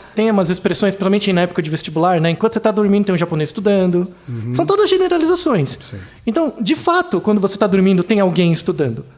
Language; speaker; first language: Portuguese; native; Portuguese